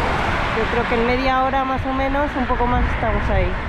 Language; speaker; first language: Spanish; early bilingual, other home language; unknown